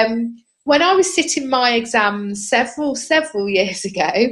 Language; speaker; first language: English; native; English